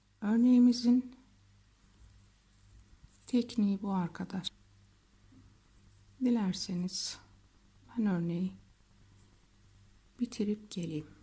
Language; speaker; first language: Turkish; native; Turkish